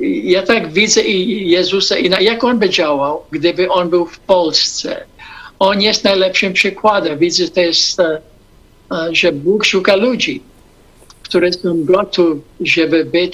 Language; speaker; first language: Polish; non-native, fluent; English